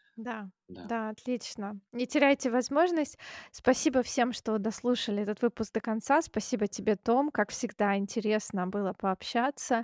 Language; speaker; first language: Russian; native; Russian